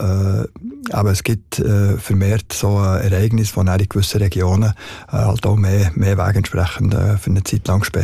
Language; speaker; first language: German; native; German